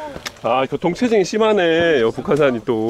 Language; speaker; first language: Korean; native; Korean